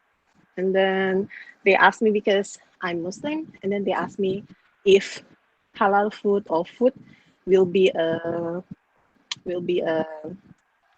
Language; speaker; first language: English; non-native, local second language; Malay